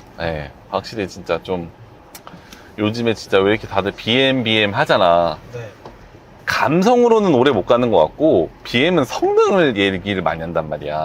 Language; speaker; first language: Korean; native; Korean